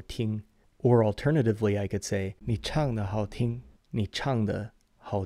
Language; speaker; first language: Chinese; non-native, fluent; English